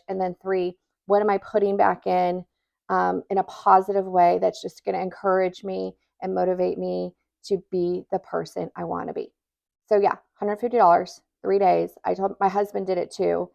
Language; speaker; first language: English; native; English